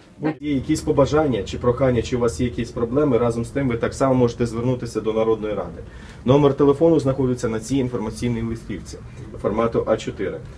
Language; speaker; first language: Ukrainian; native; Ukrainian